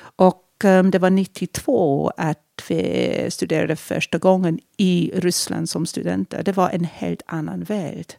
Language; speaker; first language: Swedish; non-native, fluent; English